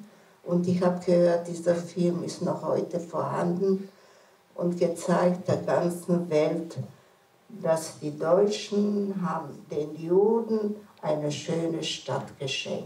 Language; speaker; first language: German; non-native, fluent; Czech